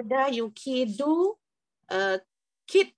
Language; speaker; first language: Arabic; non-native, learner; Indonesian